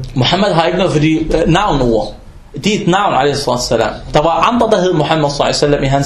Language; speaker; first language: Danish; non-native, fluent; Arabic